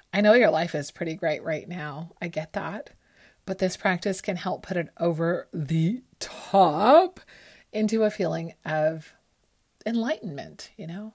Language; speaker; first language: English; early bilingual, other home language; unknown